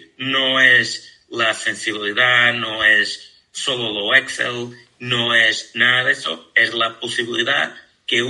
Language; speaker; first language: Spanish; non-native, fluent; Portuguese